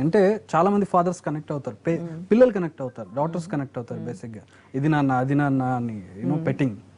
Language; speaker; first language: Telugu; native; Telugu